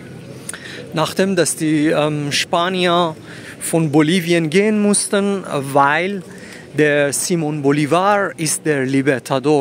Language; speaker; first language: German; non-native, fluent; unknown